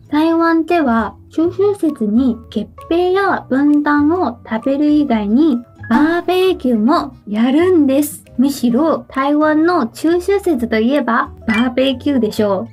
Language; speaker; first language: Japanese; non-native, fluent; Chinese